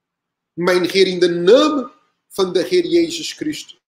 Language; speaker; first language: Dutch; non-native, learner; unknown